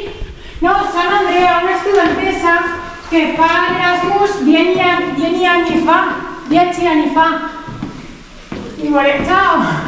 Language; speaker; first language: Italian; non-native, learner; Spanish